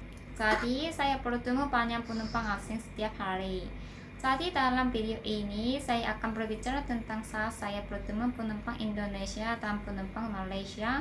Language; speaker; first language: Indonesian; non-native, learner; Korean